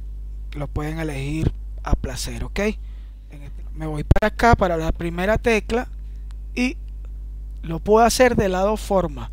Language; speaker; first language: Spanish; native; Spanish